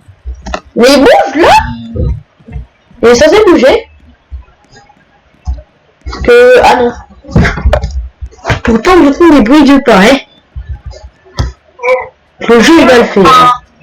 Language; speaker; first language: French; native; French